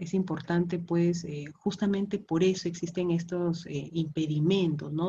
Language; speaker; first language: Spanish; native; Spanish